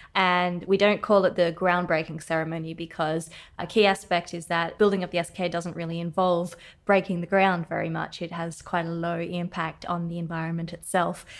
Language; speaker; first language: English; native; English